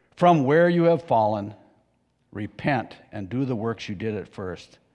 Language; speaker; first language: English; native; English